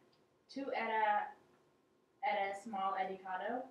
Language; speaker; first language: Spanish; non-native, learner; English